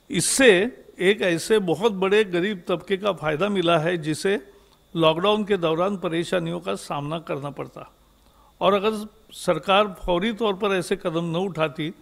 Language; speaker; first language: Hindi; non-native, local second language; Marathi